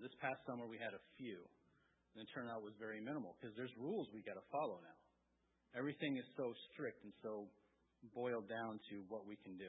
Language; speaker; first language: English; native; English